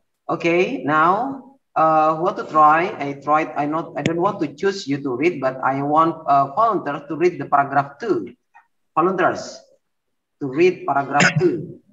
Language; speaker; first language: English; non-native, learner; Indonesian